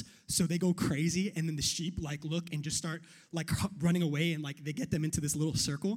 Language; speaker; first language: English; native; English